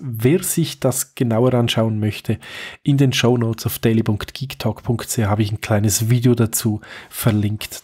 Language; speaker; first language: German; native; German